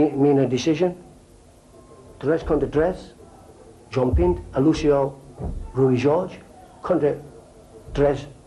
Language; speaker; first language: Portuguese; non-native, learner; English